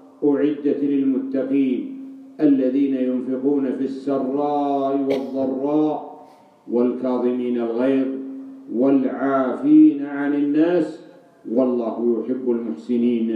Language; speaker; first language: Arabic; native; Arabic